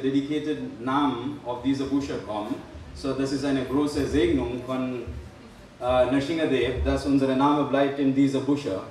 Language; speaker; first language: German; non-native, learner; Hindi